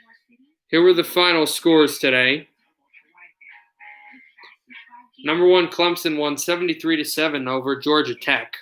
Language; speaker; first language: English; native; English